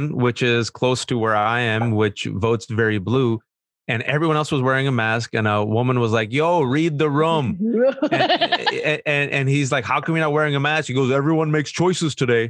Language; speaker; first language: English; early bilingual, other home language; Urdu